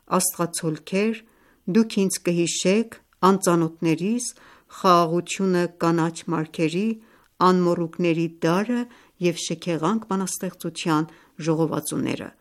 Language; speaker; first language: Armenian; early bilingual, heritage; Armenian